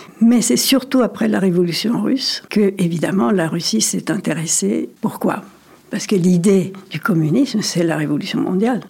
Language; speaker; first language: French; non-native, fluent; Spanish